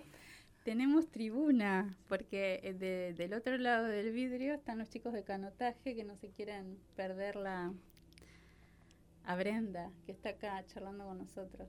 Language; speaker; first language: Spanish; native; Spanish